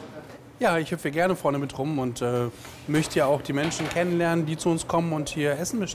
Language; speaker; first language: German; native; German